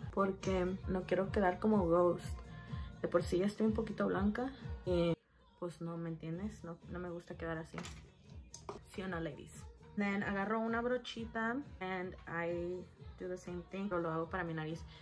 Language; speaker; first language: Spanish; early bilingual, heritage; Spanish